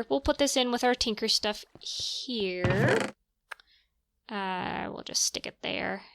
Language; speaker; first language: English; native; English